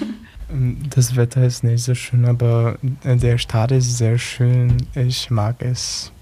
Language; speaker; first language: German; non-native, learner; Polish